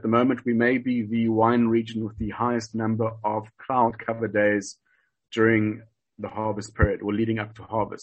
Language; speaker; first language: English; native; English